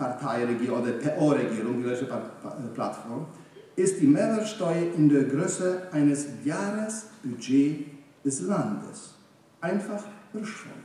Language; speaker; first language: German; non-native, fluent; Polish